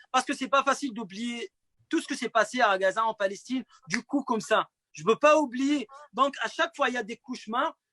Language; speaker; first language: French; non-native, fluent; Arabic